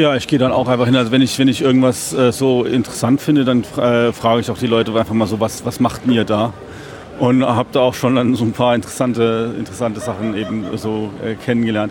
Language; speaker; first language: German; native; German